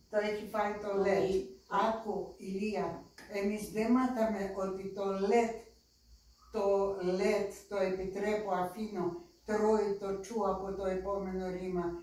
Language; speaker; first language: Greek; non-native, fluent; Russian